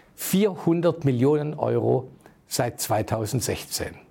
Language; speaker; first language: German; native; German